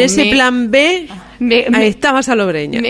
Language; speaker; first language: Spanish; native; Spanish